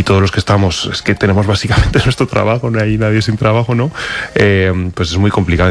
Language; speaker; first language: Spanish; native; Spanish